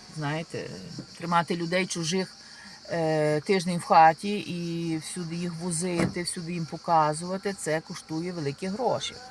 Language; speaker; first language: Ukrainian; native; Ukrainian